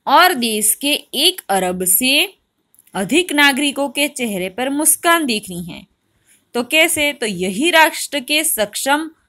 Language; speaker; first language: Hindi; non-native, local second language; Gujarati